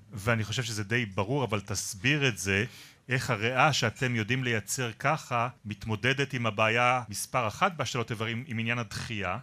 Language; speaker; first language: Hebrew; native; Hebrew